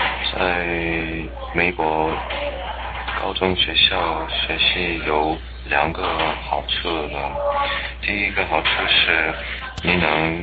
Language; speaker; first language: Chinese; non-native, learner; English